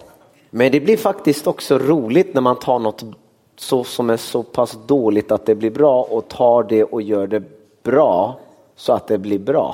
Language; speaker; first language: Swedish; early bilingual, other home language; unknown